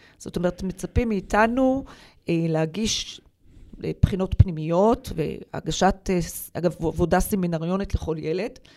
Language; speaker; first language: Hebrew; native; Hebrew